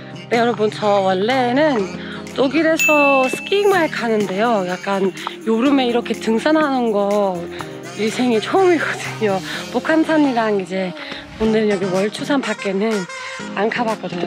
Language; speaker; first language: Korean; non-native, fluent; Turkish